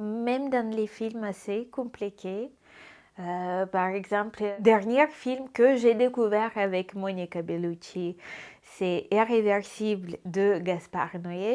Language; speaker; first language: French; non-native, fluent; Russian